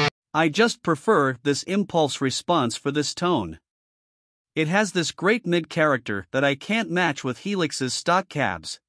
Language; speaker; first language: English; non-native, fluent; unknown